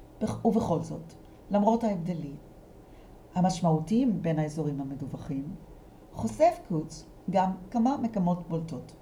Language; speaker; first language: Hebrew; native; Hebrew